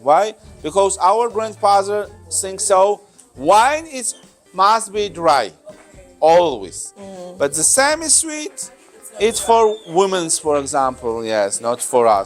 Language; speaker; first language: English; non-native, learner; Georgian